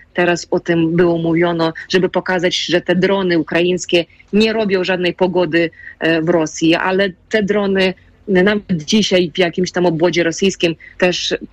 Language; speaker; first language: Polish; non-native, fluent; Ukrainian